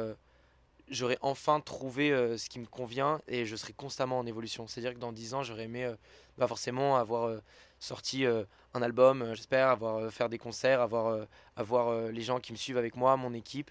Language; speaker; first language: French; native; French